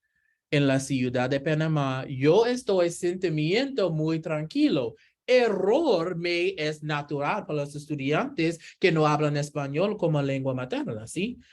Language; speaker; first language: Spanish; non-native, learner; English